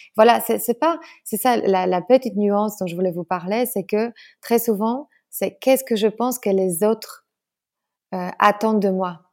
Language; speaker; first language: French; non-native, fluent; Polish